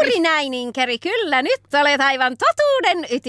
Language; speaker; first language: Finnish; native; Finnish